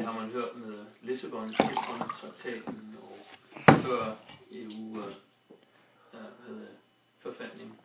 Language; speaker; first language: Danish; non-native, fluent; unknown